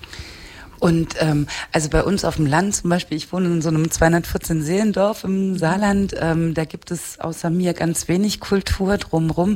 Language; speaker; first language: German; native; German